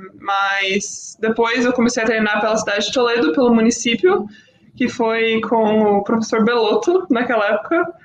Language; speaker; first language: Portuguese; early bilingual, heritage; Portuguese